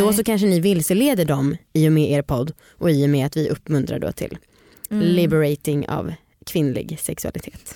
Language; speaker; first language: Swedish; native; Swedish